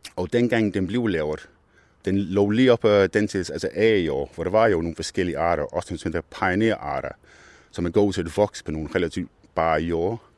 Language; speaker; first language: Danish; non-native, fluent; English